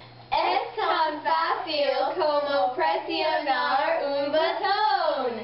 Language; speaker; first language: Spanish; non-native, learner; English